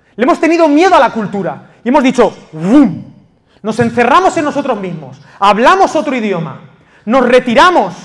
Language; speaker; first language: Spanish; native; Spanish